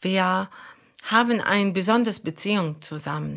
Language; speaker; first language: German; non-native, learner; Arabic